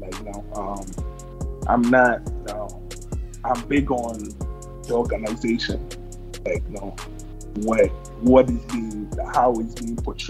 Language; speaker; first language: English; non-native, local second language; Akan